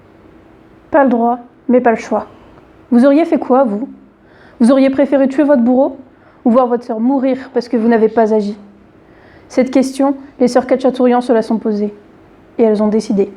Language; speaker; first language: French; native; French